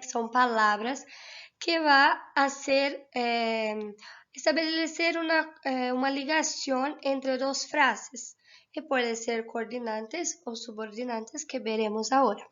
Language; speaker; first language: Spanish; non-native, fluent; Portuguese